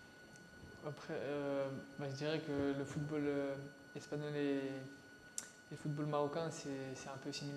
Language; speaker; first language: French; early bilingual, other home language; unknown